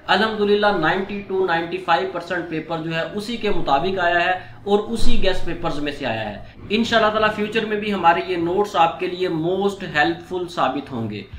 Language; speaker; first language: Urdu; non-native, local second language; Punjabi